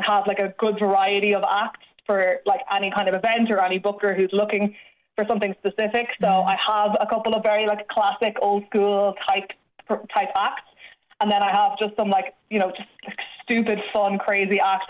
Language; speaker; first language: English; native; English